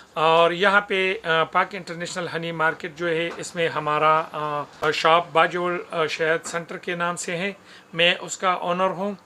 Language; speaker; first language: Urdu; non-native, local second language; Pashto